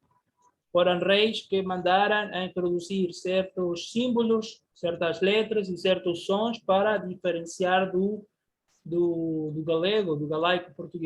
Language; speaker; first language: Spanish; native; Spanish